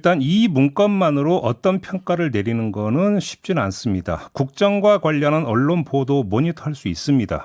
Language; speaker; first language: Korean; native; Korean